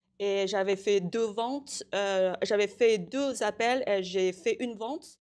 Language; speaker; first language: French; non-native, fluent; Chinese